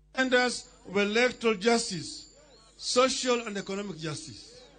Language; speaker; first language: English; non-native, local second language; Swahili